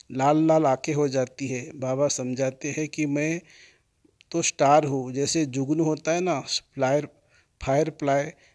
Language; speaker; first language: Hindi; native; Hindi